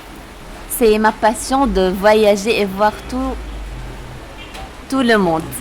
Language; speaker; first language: French; non-native, local second language; Arabic